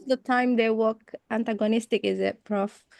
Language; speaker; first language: English; non-native, fluent; Indonesian